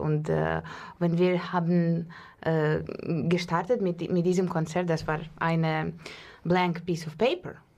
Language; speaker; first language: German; non-native, learner; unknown